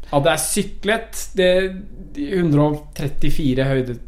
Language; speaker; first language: Norwegian; non-native, local second language; Persian